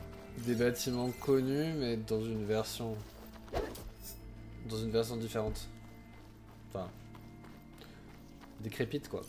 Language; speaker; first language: French; native; French